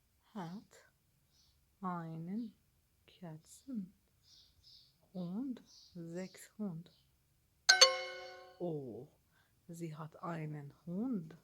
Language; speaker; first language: German; non-native, learner; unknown